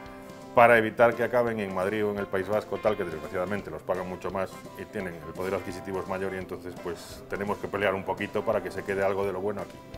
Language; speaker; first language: Spanish; native; Spanish